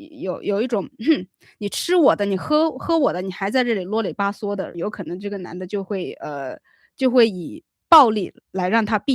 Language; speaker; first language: Chinese; native; Chinese